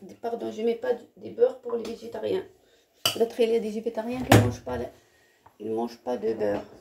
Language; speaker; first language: French; non-native, learner; Arabic